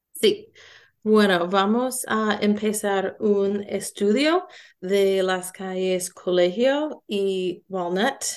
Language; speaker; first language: Spanish; non-native, learner; English